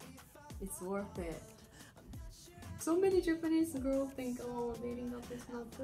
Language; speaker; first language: English; non-native, learner; Japanese